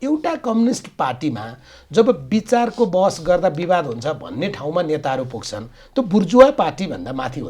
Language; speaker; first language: Nepali; native; Nepali